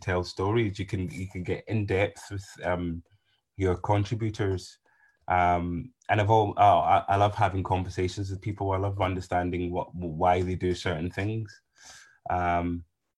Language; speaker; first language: English; native; English